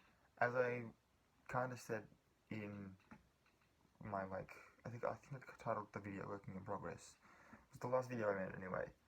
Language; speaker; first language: English; native; English